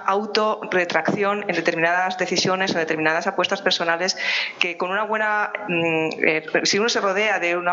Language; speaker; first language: Spanish; native; Spanish